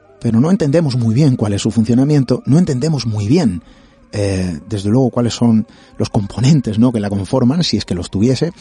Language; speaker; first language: Spanish; native; Spanish